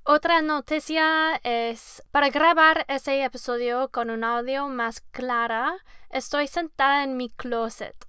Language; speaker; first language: Spanish; non-native, learner; English